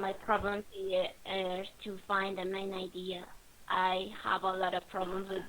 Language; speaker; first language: English; non-native, learner; Spanish